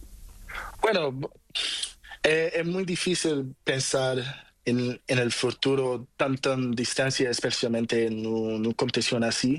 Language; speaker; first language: Spanish; non-native, learner; Portuguese